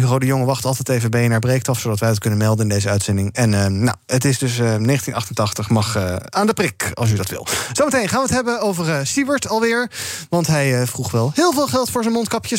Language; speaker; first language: Dutch; native; Dutch